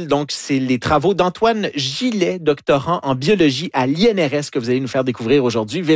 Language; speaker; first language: French; native; French